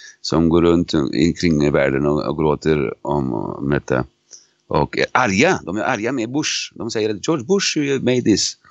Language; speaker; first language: Swedish; non-native, fluent; Italian